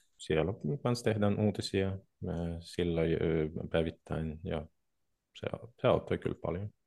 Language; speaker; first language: Finnish; non-native, fluent; Russian